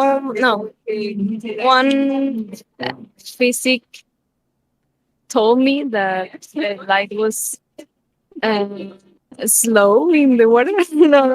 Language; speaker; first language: English; non-native, learner; Spanish